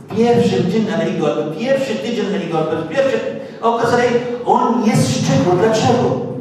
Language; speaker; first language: Polish; non-native, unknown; Arabic